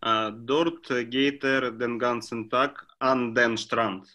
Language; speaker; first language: German; non-native, learner; Russian